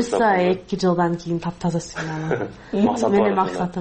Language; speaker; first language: Kyrgyz; non-native, learner; English